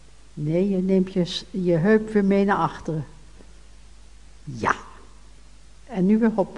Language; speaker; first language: Dutch; native; Dutch